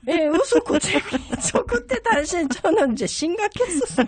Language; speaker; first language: Korean; non-native, fluent; Japanese